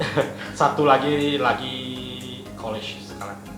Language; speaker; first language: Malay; non-native, local second language; Chinese